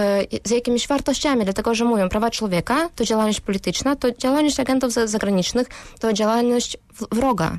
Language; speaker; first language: Polish; non-native, fluent; Russian